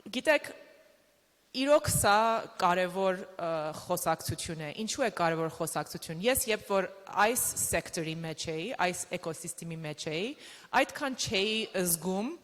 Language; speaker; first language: Armenian; early bilingual, other home language; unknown